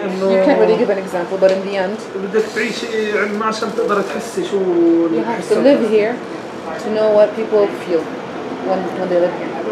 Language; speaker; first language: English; non-native, fluent; Arabic